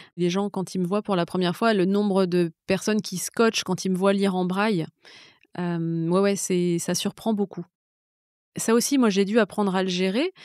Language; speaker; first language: French; native; French